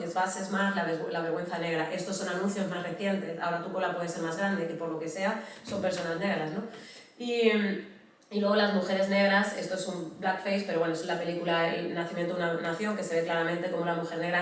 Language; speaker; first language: Spanish; native; Spanish